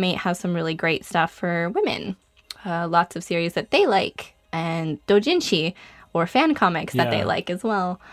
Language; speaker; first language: English; native; English